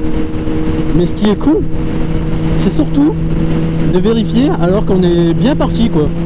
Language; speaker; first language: French; native; French